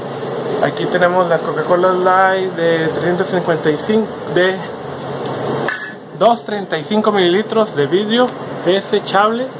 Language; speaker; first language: Spanish; native; Spanish